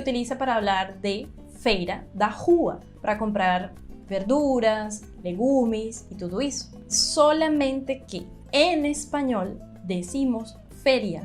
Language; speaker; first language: Spanish; non-native, fluent; Portuguese